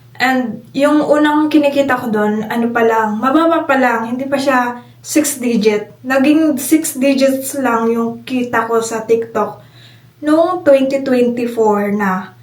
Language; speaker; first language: Filipino; native; Filipino